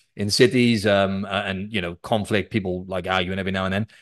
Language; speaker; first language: English; native; English